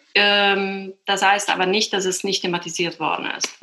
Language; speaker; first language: German; non-native, fluent; Italian